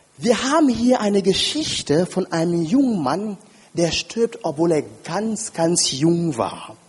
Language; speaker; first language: German; non-native, fluent; French